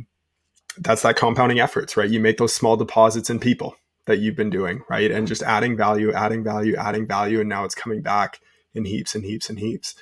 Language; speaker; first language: English; native; English